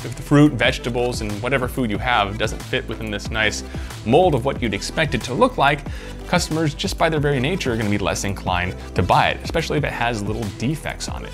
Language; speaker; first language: English; native; English